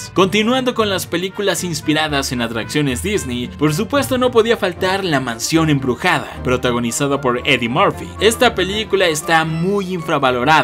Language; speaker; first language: Spanish; native; Spanish